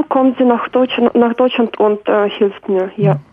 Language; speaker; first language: German; non-native, fluent; Russian